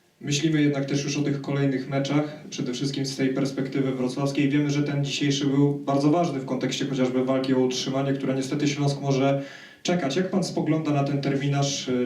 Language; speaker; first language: Polish; native; Polish